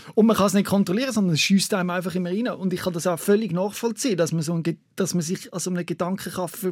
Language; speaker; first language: German; native; German